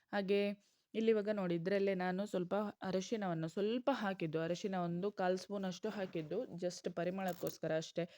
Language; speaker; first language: Kannada; non-native, local second language; Konkani